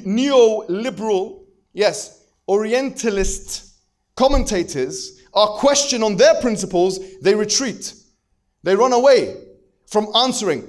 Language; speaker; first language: English; native; English